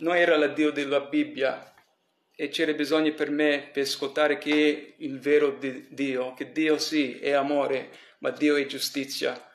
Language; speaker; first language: Italian; early bilingual, heritage; English